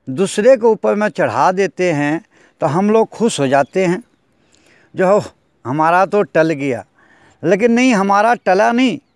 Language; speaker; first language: Hindi; native; Hindi